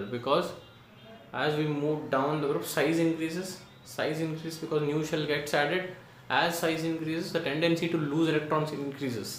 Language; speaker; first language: English; non-native, local second language; Kannada